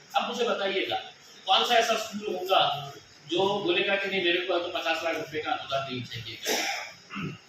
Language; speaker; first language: Hindi; non-native, local second language; Marathi